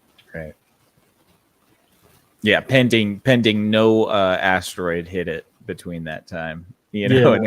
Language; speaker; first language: English; native; English